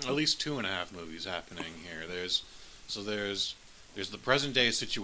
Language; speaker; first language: English; native; English